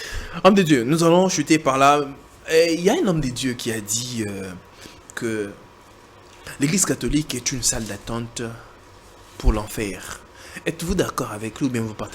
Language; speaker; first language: French; non-native, local second language; Lingala